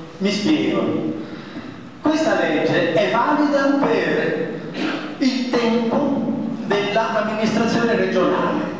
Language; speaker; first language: Italian; native; Italian